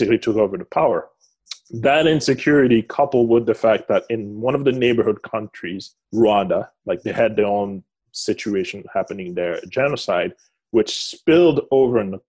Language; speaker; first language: English; non-native, fluent; Lingala